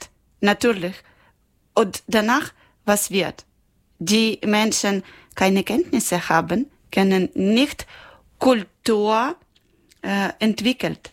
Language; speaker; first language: German; non-native, learner; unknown